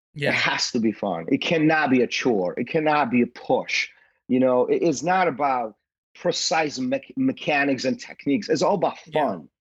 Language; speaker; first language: English; non-native, fluent; Polish